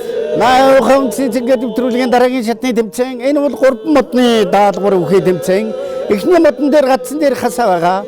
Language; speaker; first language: Mongolian; native; Mongolian